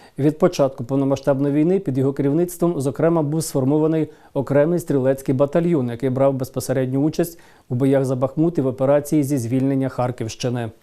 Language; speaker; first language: Ukrainian; native; Ukrainian